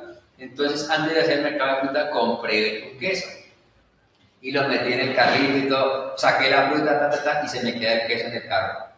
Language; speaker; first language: Spanish; native; Spanish